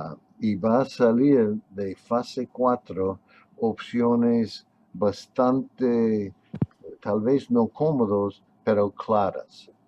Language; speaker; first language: Spanish; non-native, fluent; English